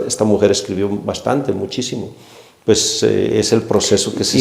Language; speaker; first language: Spanish; native; Spanish